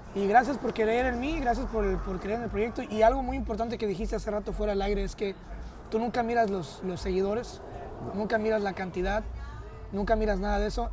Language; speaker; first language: Spanish; early bilingual, heritage; Spanish